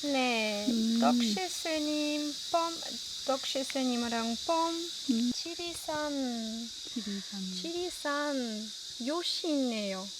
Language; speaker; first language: Korean; non-native, learner; French